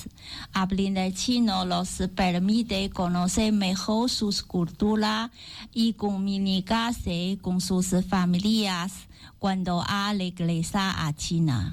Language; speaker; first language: Spanish; non-native, learner; Chinese